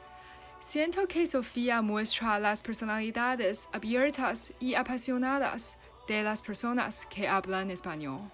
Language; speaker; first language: Spanish; non-native, learner; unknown